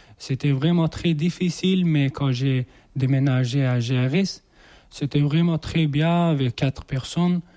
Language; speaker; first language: French; non-native, learner; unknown